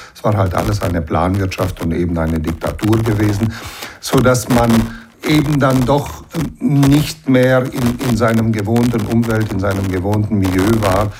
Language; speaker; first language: German; early bilingual, heritage; German